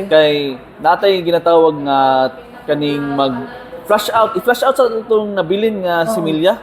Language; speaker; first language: Cebuano; native; Cebuano